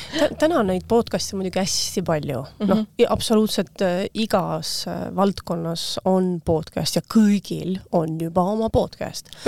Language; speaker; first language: Estonian; native; Estonian